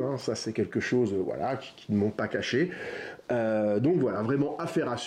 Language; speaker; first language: French; native; French